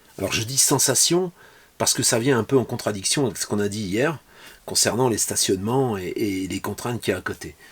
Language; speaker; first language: French; native; French